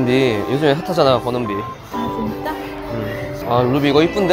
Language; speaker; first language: Korean; native; Korean